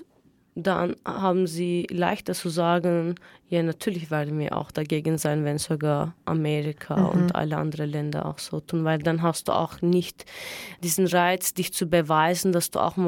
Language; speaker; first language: German; non-native, fluent; Turkish